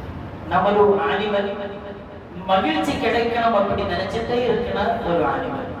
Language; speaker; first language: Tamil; non-native, learner; Malayalam